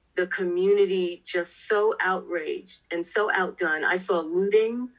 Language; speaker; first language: English; native; English